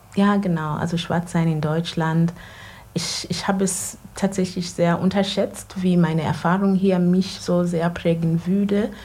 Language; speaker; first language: German; non-native, fluent; Ganda